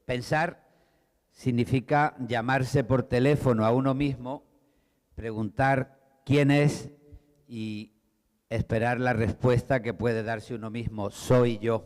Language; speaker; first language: Spanish; native; Spanish